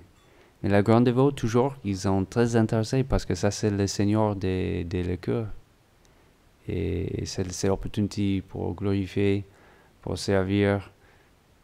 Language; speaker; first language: French; non-native, learner; English